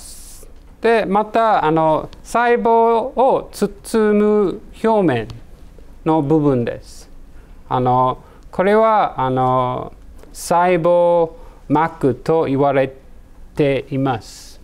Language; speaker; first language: Japanese; non-native, learner; English